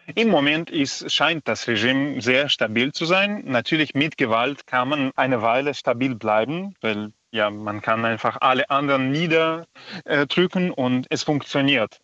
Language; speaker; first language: German; non-native, fluent; Belarusian